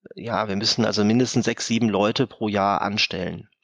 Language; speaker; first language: German; native; German